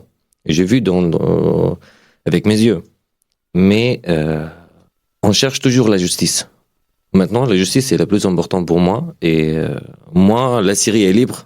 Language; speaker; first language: French; non-native, learner; Arabic